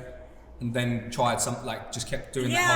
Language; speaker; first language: English; native; English